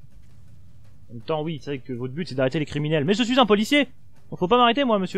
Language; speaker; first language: French; native; French